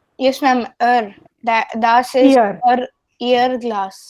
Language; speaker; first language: German; non-native, learner; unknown